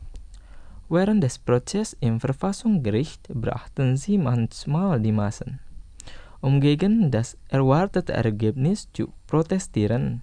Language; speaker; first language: German; non-native, fluent; Indonesian